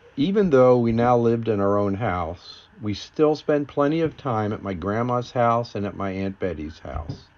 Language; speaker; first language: English; native; English